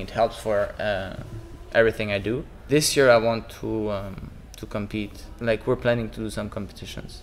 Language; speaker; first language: English; non-native, local second language; French